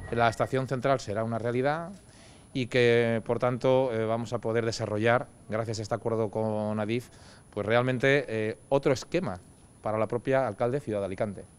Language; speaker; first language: Spanish; native; Spanish